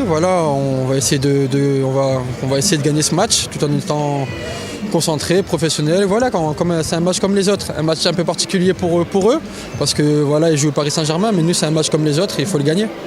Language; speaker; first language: French; native; French